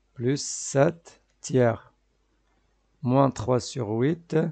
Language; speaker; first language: French; non-native, local second language; Arabic